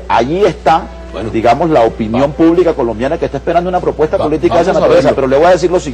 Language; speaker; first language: Spanish; native; Spanish